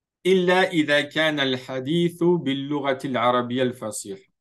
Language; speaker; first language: Arabic; non-native, fluent; French